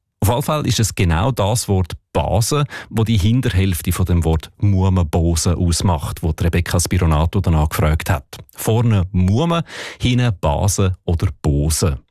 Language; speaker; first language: German; native; German